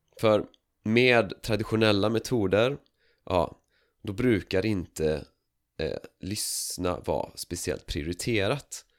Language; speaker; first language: Swedish; native; Swedish